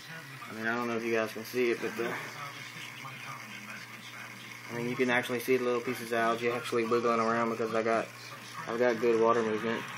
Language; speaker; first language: English; native; English